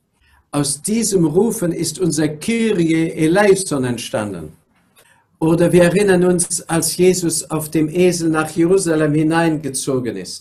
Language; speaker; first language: German; non-native, local second language; Luxembourgish